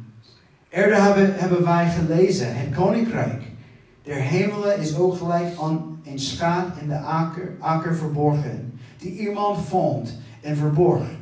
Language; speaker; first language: Dutch; non-native, fluent; English